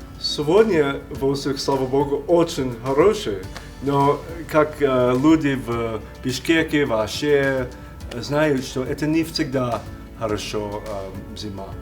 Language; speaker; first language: Russian; non-native, learner; English